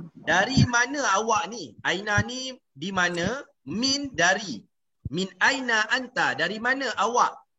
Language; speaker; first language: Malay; native; Malay